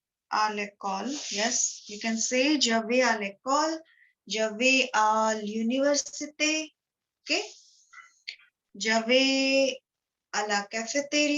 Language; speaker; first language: French; non-native, fluent; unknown